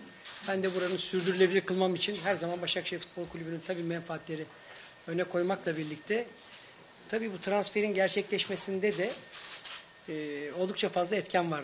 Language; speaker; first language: Turkish; native; Turkish